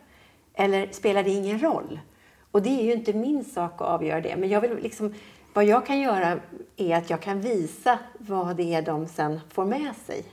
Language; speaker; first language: Swedish; native; Swedish